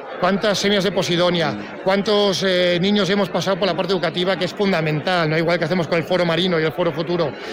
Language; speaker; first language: Spanish; non-native, local second language; Catalan